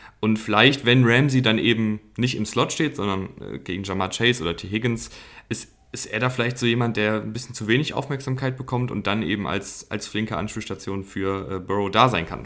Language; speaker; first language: German; native; German